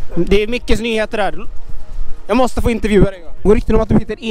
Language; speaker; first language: Swedish; native; Swedish